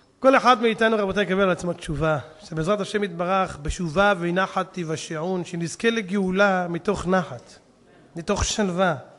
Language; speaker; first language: Hebrew; native; Hebrew